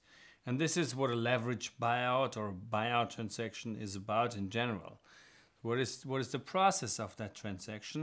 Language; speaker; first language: English; non-native, fluent; German